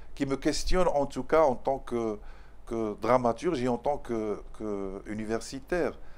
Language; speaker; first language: French; non-native, local second language; Arabic